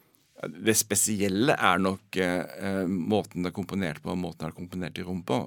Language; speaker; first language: Norwegian; native; Norwegian